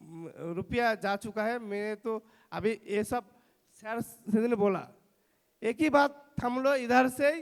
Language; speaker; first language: Hindi; non-native, local second language; Bangla